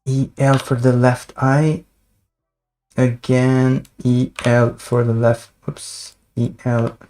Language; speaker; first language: English; non-native, fluent; Albanian